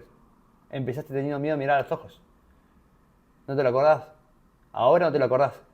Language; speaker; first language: Spanish; native; Spanish